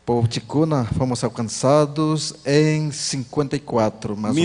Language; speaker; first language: Portuguese; non-native, local second language; Ticuna